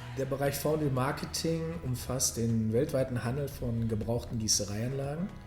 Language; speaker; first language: German; early bilingual, other home language; Serbian